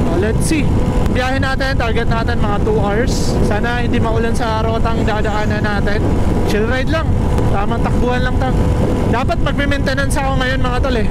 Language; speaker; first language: Filipino; non-native, local second language; Bikol